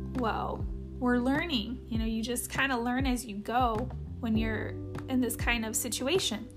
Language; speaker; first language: English; native; English